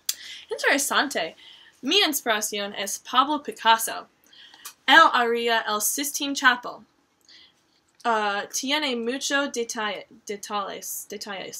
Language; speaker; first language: Spanish; non-native, learner; English